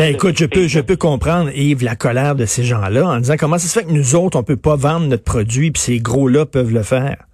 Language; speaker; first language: French; native; French